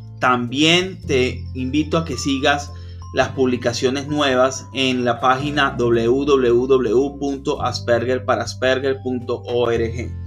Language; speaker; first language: Spanish; native; Spanish